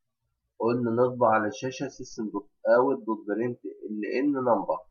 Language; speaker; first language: Arabic; native; Arabic